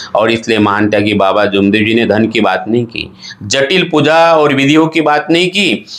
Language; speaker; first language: Hindi; non-native, local second language; Marathi